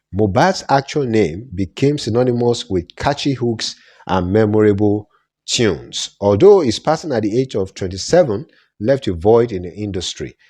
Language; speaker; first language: English; non-native, local second language; Yoruba